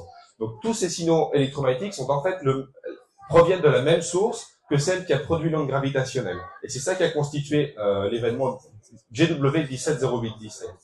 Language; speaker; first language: French; native; French